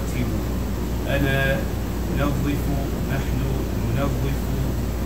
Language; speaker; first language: Arabic; non-native, learner; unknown